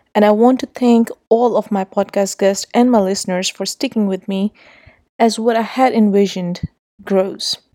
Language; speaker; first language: English; non-native, local second language; Urdu